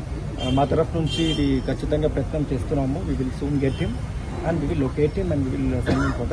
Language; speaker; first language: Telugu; non-native, learner; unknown